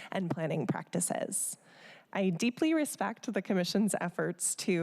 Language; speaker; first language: English; native; English